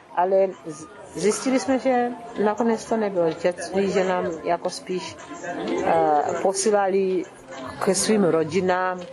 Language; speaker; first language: Czech; early bilingual, other home language; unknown